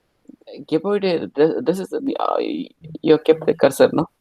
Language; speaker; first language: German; non-native, learner; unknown